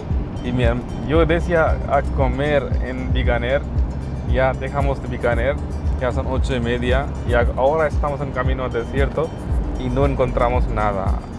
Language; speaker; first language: Spanish; non-native, fluent; Hindi